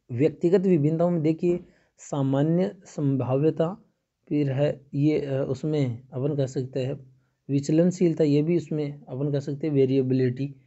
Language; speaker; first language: Hindi; native; Hindi